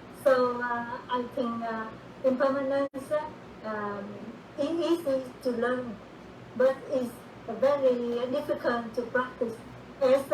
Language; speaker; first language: English; non-native, learner; Vietnamese